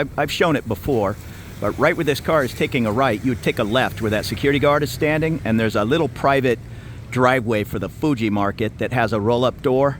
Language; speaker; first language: English; native; English